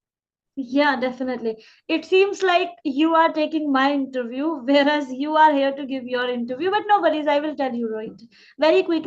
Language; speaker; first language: English; non-native, local second language; Hindi